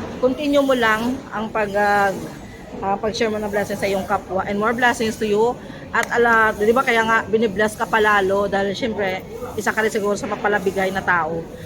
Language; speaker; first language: Filipino; non-native, local second language; Cebuano